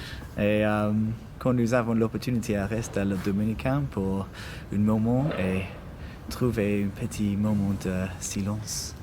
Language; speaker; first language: French; non-native, learner; English